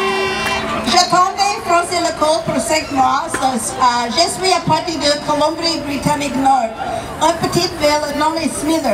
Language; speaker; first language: French; non-native, learner; English